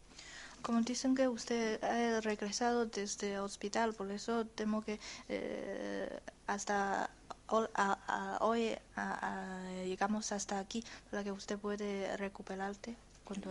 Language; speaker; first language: Spanish; non-native, learner; Chinese